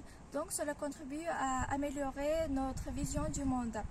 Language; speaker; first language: French; non-native, fluent; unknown